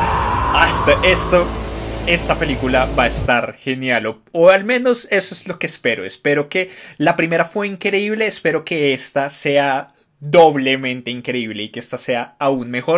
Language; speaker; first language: Spanish; native; Spanish